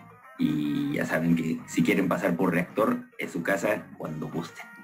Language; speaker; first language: Spanish; native; Spanish